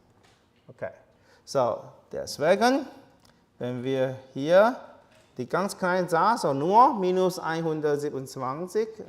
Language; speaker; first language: German; non-native, learner; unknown